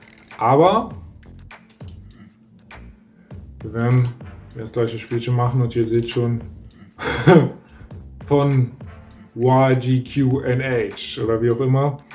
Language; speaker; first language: German; native; German